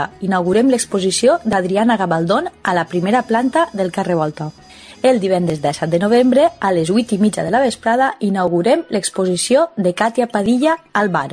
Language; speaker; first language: Catalan; native; Catalan